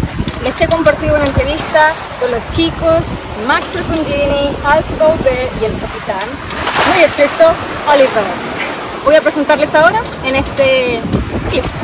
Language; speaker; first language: Spanish; native; Spanish